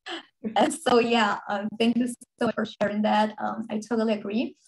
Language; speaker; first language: English; non-native, fluent; Portuguese